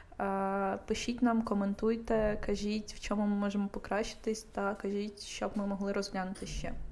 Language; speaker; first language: Ukrainian; non-native, local second language; Russian